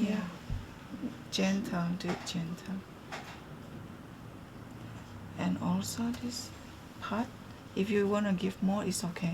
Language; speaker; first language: English; non-native, fluent; Indonesian